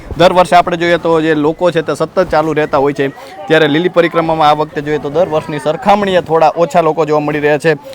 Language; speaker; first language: Gujarati; native; Gujarati